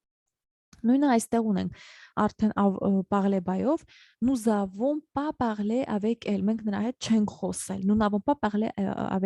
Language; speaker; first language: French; non-native, fluent; Armenian